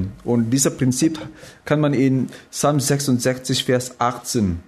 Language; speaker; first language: German; non-native, fluent; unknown